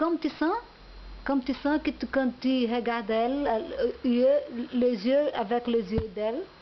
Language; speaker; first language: French; non-native, learner; Portuguese